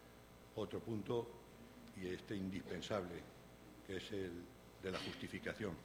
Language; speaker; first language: Spanish; native; Spanish